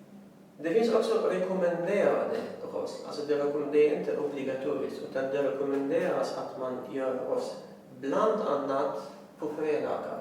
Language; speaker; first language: Swedish; non-native, fluent; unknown